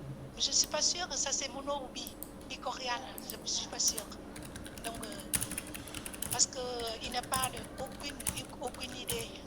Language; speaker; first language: French; non-native, learner; Vietnamese